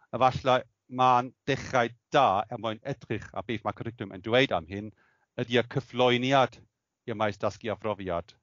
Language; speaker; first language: Welsh; non-native, fluent; German